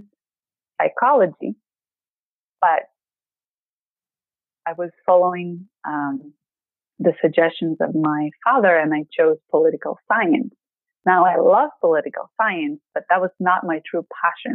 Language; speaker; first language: English; non-native, fluent; Greek